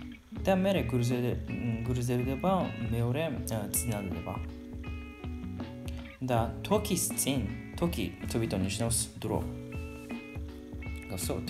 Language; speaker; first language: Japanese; non-native, learner; Georgian